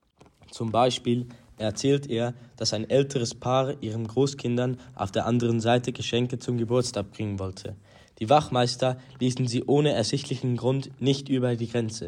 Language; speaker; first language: German; native; German